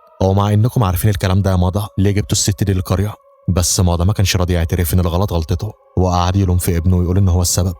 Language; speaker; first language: Arabic; native; Arabic